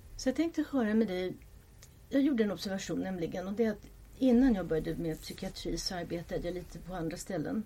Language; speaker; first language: Swedish; non-native, fluent; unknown